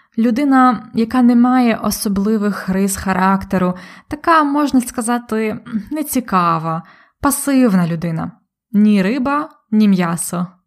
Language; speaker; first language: Ukrainian; native; Ukrainian